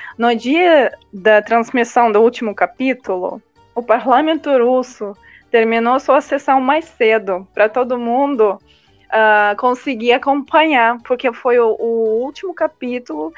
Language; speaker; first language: Portuguese; non-native, fluent; Russian